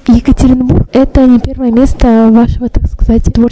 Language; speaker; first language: Russian; native; Russian